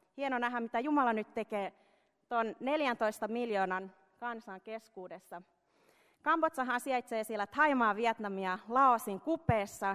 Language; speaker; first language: Finnish; early bilingual, heritage; Finnish